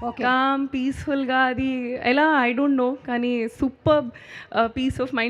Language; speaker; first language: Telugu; non-native, learner; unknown